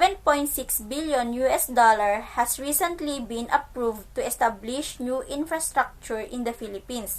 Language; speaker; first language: English; non-native, local second language; Filipino